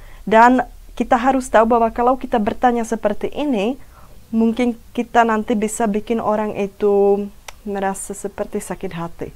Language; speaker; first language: Indonesian; non-native, fluent; Czech